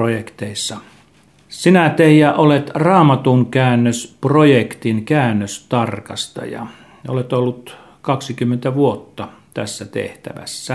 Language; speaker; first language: Finnish; native; Finnish